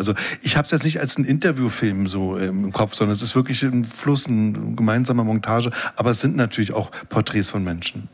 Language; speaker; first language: German; native; German